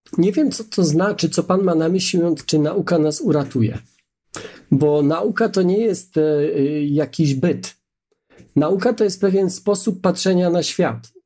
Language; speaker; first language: Polish; native; Polish